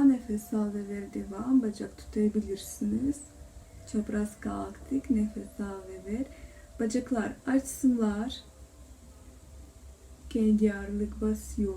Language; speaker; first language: Turkish; non-native, learner; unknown